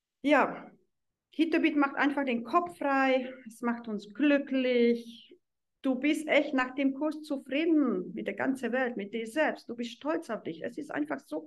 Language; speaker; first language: German; non-native, fluent; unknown